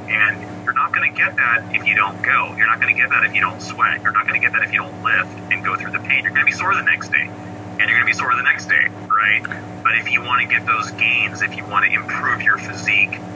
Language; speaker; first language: English; native; English